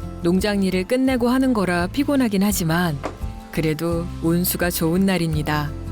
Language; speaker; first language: Korean; native; Korean